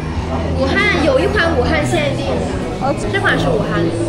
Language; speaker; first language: Chinese; native; Chinese